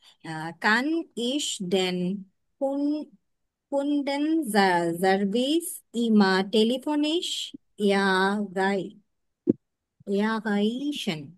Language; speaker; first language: German; non-native, learner; Bangla